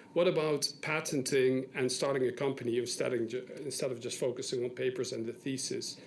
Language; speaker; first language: English; non-native, fluent; Dutch